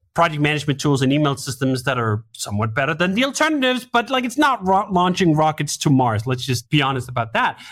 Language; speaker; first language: English; non-native, fluent; Danish